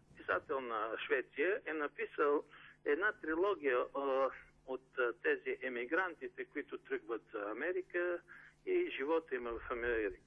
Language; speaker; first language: Bulgarian; native; Bulgarian